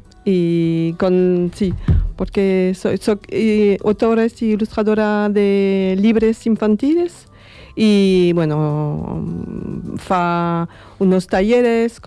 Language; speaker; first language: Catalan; non-native, learner; French